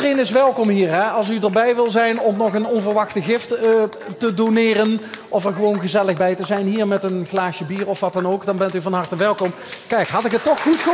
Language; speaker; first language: Dutch; native; Dutch